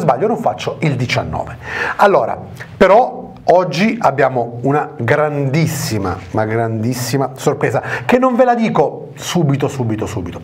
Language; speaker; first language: Italian; native; Italian